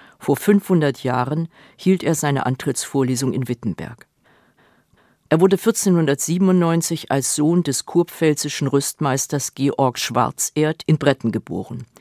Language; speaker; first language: German; native; German